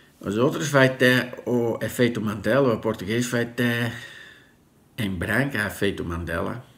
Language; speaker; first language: Portuguese; non-native, learner; Dutch